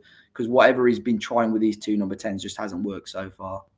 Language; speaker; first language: English; native; English